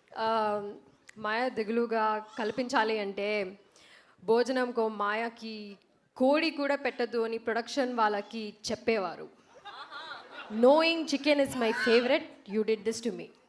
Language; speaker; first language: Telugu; non-native, learner; Malayalam